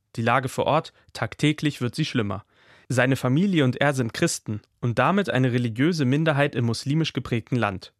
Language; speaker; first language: German; native; German